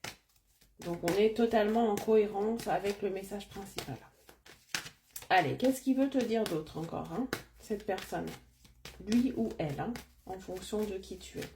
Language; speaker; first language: French; native; French